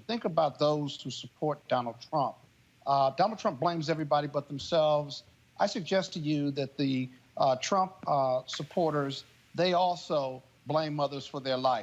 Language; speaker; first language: English; native; English